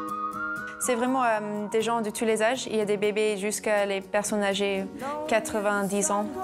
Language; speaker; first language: French; non-native, learner; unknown